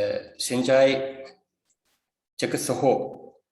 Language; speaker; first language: Chinese; non-native, fluent; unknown